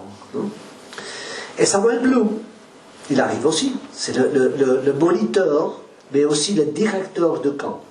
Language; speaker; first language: French; non-native, learner; Spanish